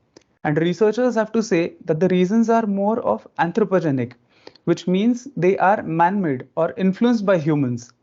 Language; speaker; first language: English; non-native, local second language; Marathi